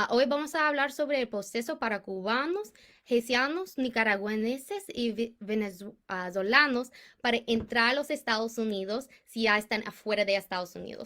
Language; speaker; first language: Spanish; non-native, fluent; English